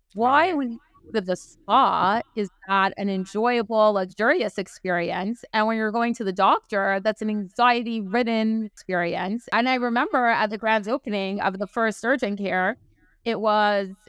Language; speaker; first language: English; native; English